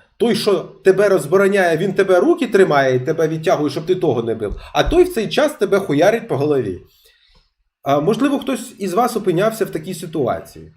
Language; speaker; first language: Ukrainian; non-native, local second language; Russian